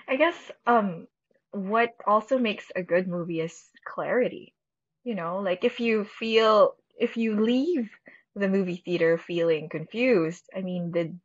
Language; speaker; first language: English; non-native, local second language; Filipino